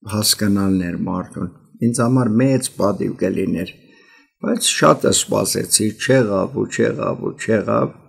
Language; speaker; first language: Armenian; early bilingual, heritage; Armenian